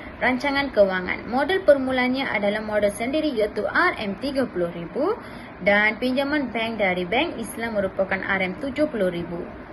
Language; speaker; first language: Malay; non-native, local second language; Tamil